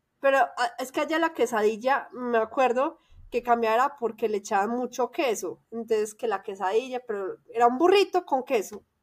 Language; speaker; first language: Spanish; native; Spanish